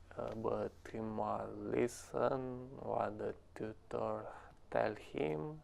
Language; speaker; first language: English; non-native, learner; Romanian